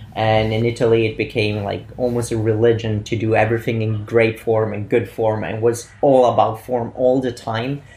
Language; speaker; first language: English; non-native, fluent; Italian